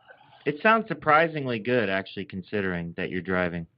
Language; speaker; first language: English; native; English